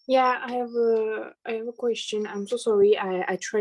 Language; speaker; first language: English; non-native, learner; French